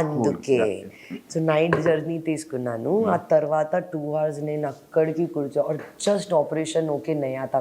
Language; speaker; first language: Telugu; non-native, learner; Hindi